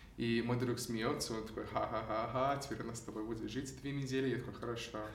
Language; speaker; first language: Russian; non-native, fluent; English